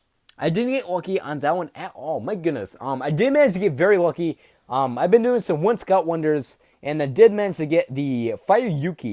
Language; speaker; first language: English; native; English